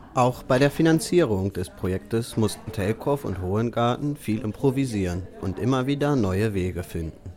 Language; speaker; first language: German; native; German